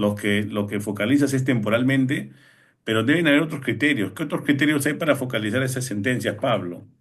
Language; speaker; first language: Spanish; native; Spanish